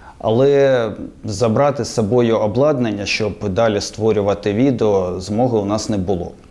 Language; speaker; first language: Ukrainian; non-native, local second language; Russian